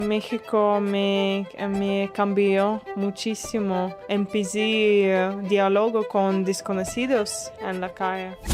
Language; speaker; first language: Spanish; non-native, learner; Russian